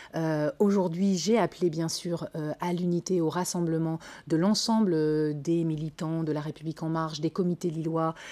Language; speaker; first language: French; native; French